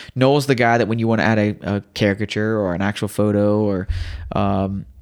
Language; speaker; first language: English; native; English